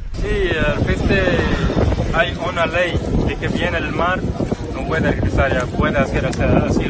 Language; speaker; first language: Spanish; non-native, learner; Arabic